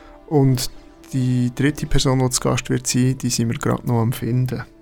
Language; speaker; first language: German; native; German